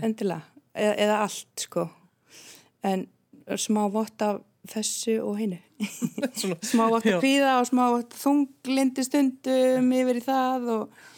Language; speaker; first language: Icelandic; native; Icelandic